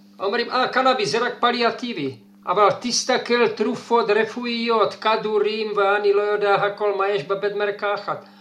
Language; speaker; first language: Hebrew; non-native, fluent; Czech